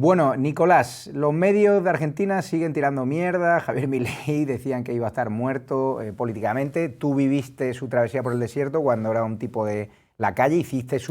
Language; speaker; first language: Spanish; native; Spanish